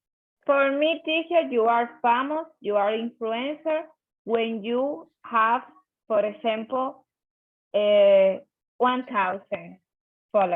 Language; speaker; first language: English; non-native, learner; Spanish